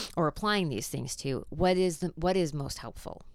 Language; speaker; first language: English; native; English